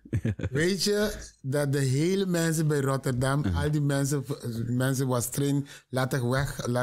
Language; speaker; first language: Dutch; non-native, learner; Papiamento